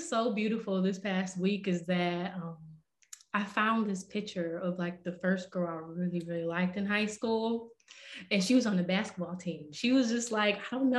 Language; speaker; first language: English; native; English